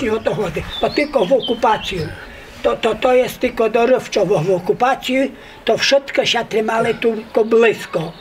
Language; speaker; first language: Polish; non-native, local second language; Rusyn